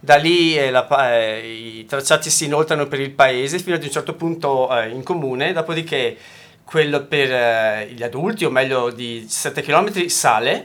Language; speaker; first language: Italian; native; Italian